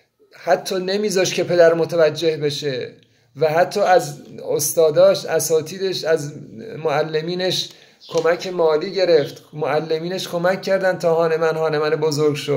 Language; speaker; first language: Persian; native; Persian